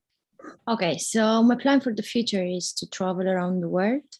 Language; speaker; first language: English; non-native, learner; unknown